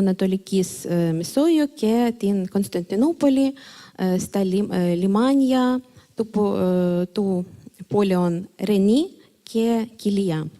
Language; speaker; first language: Greek; non-native, fluent; Ukrainian